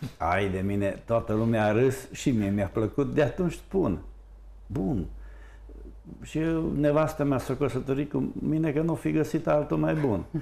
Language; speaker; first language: Romanian; non-native, local second language; Hungarian